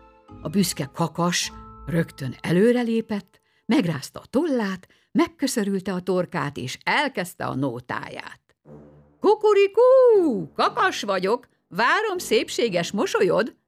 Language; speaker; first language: Hungarian; native; Hungarian